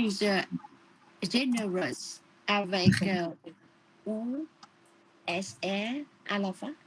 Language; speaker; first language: French; non-native, learner; Vietnamese